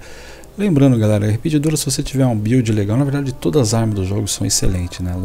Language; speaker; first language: Portuguese; native; Portuguese